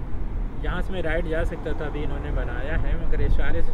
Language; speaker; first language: Hindi; native; Hindi